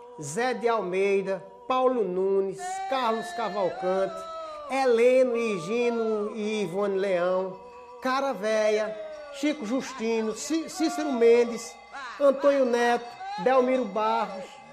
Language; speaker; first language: Portuguese; native; Portuguese